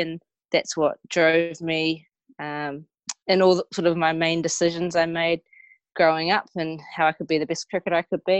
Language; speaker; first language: English; native; English